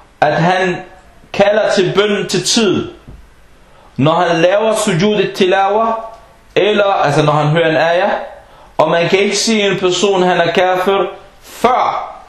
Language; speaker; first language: Danish; non-native, fluent; Arabic